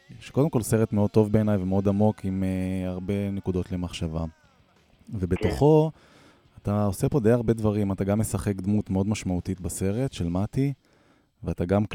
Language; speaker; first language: Hebrew; native; Hebrew